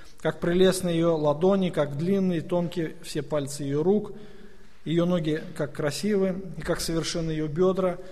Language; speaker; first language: Russian; native; Russian